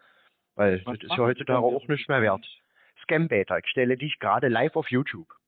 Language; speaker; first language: German; native; German